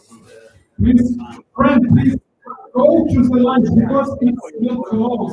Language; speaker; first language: English; non-native, learner; Russian